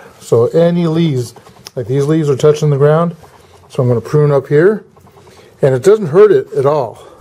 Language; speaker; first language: English; native; English